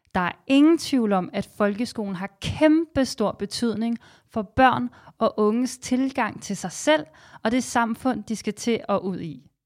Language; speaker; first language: Danish; native; Danish